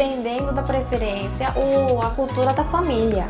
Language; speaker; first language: Portuguese; non-native, fluent; Korean